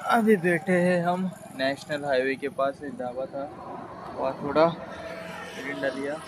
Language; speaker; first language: Hindi; non-native, local second language; Marathi